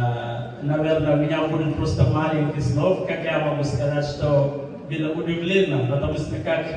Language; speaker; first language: Russian; non-native, learner; Wolof